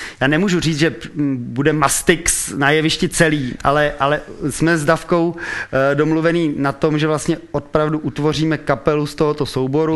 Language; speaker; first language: Czech; native; Czech